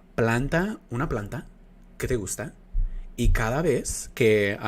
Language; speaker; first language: Spanish; early bilingual, other home language; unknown